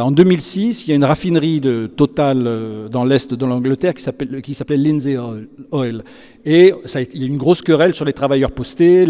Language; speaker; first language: French; native; French